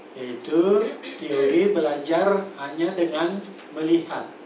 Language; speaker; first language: Malay; non-native, local second language; Balinese